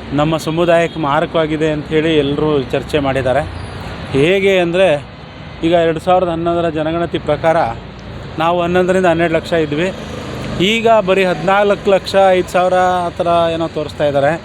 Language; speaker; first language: Kannada; non-native, local second language; Lambadi